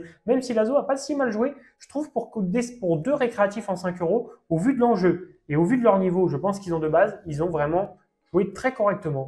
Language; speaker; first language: French; native; French